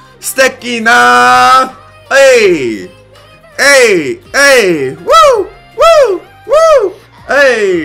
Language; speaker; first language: Japanese; non-native, learner; English